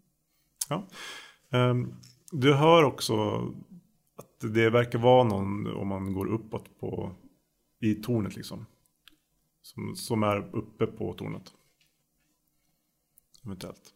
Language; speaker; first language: Swedish; native; Swedish